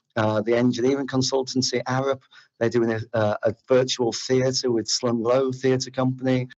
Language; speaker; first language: English; native; English